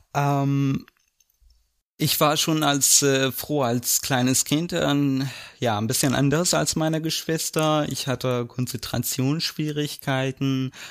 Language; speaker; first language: German; non-native, fluent; Kurdish